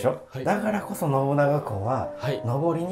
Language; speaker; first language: Japanese; native; Japanese